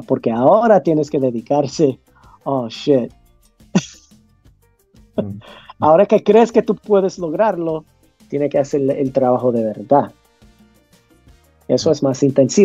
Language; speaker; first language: Spanish; early bilingual, heritage; English